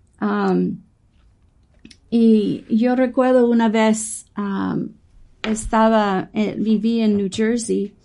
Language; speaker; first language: Spanish; non-native, fluent; English